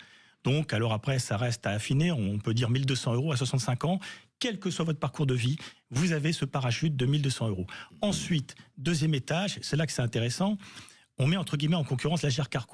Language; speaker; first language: French; native; French